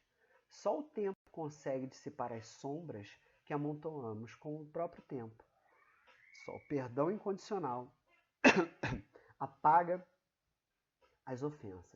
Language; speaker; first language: Portuguese; native; Portuguese